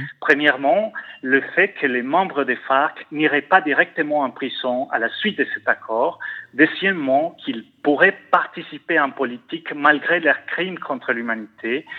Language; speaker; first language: French; non-native, fluent; Spanish